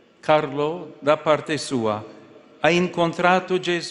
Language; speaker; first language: Italian; non-native, fluent; English